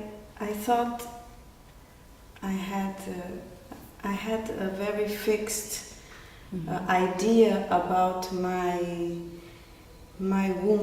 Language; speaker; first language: English; non-native, fluent; Portuguese